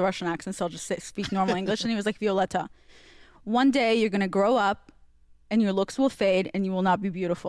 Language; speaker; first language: English; non-native, fluent; Hebrew